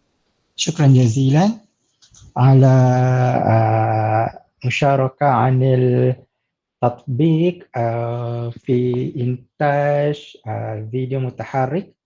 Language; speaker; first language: Arabic; non-native, learner; Malay